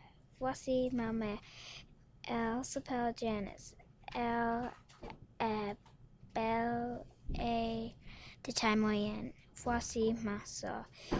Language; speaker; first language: French; non-native, learner; English